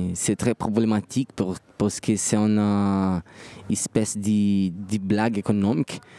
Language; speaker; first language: French; non-native, fluent; Portuguese